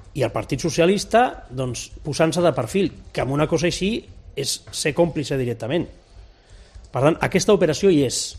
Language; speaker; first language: Catalan; non-native, local second language; Spanish